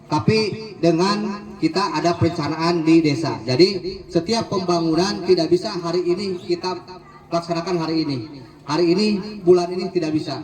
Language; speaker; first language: Indonesian; non-native, local second language; Sundanese